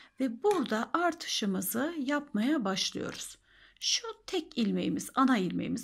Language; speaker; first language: Turkish; native; Turkish